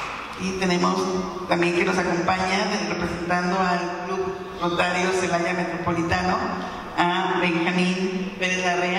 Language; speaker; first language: Spanish; native; Spanish